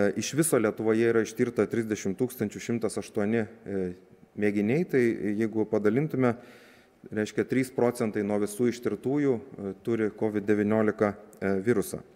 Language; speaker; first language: Lithuanian; native; Lithuanian